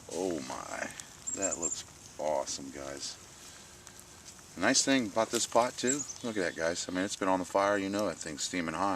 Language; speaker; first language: English; native; English